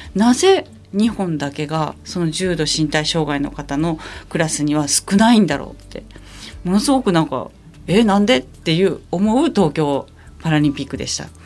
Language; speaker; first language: Japanese; native; Japanese